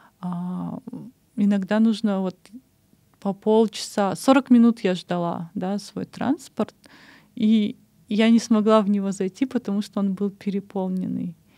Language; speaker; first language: Russian; non-native, local second language; Kyrgyz